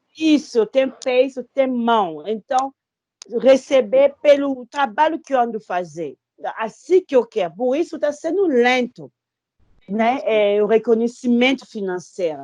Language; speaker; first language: Portuguese; non-native, fluent; Lingala